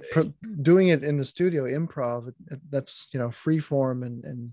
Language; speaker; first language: English; non-native, fluent; French